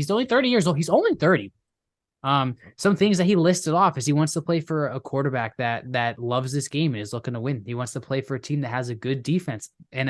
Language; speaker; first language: English; native; English